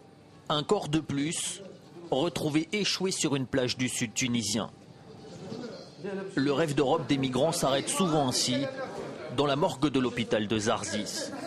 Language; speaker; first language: French; native; French